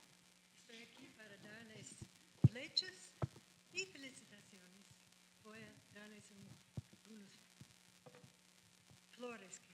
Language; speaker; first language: Spanish; non-native, fluent; English